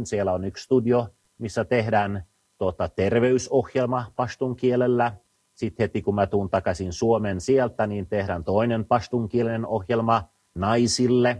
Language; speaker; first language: Finnish; early bilingual, heritage; Finnish